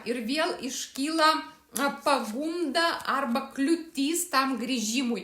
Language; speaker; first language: Lithuanian; native; Lithuanian